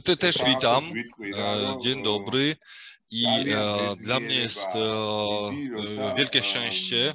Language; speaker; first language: Polish; non-native, fluent; Georgian